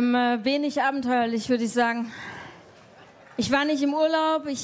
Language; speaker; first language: German; native; German